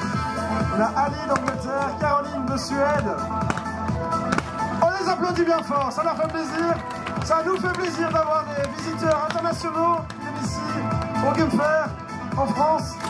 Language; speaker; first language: French; native; French